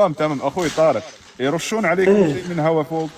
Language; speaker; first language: Arabic; native; Arabic